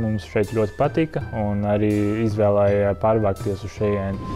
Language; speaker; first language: Latvian; early bilingual, other home language; Chinese